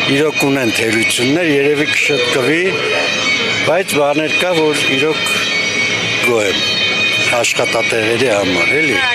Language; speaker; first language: Armenian; native; Armenian